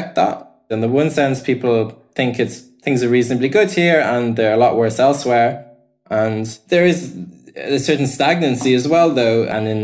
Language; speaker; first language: English; native; English